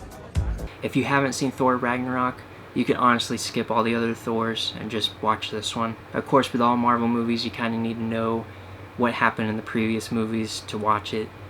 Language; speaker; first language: English; native; English